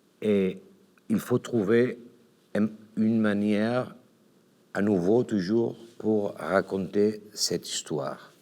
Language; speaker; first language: French; non-native, learner; Catalan